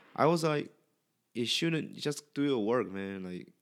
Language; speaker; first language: English; non-native, learner; Chinese